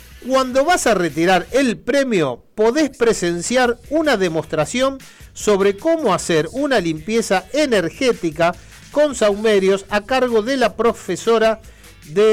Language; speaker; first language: Spanish; native; Spanish